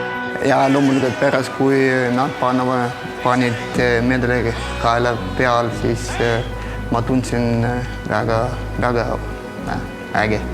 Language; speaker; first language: Estonian; non-native, local second language; Russian